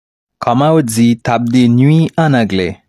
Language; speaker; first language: French; non-native, local second language; Haitian Creole